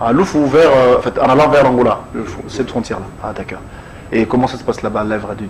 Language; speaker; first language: French; non-native, local second language; Lingala